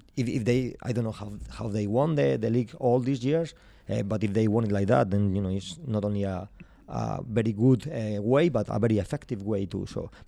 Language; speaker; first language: English; non-native, fluent; Spanish